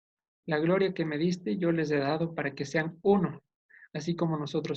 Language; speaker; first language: Spanish; native; Spanish